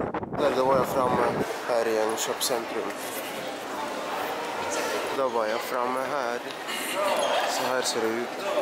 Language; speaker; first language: Swedish; early bilingual, other home language; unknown